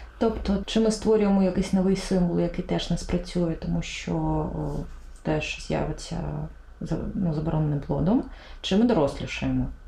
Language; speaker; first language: Ukrainian; non-native, local second language; Russian